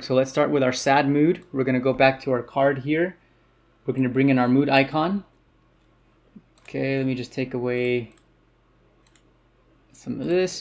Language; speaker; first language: English; native; English